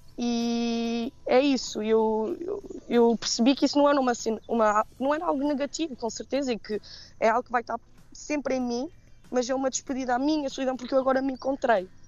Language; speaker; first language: Portuguese; early bilingual, heritage; Portuguese